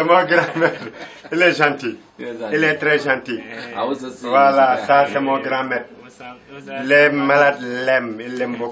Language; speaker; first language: French; non-native, local second language; Wolof